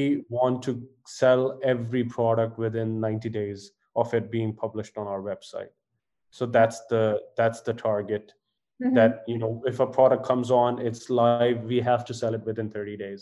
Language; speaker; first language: English; non-native, local second language; Punjabi